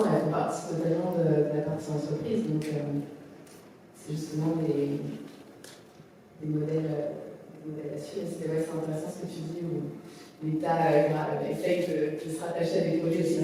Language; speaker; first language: French; native; French